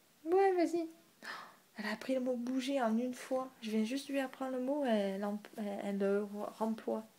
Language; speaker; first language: French; native; French